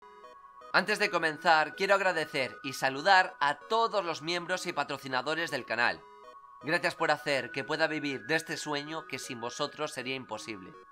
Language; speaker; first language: Spanish; native; Spanish